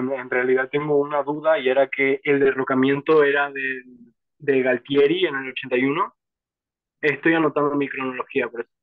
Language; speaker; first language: Spanish; native; Spanish